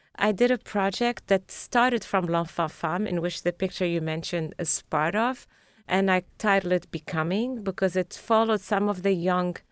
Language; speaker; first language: English; non-native, fluent; Arabic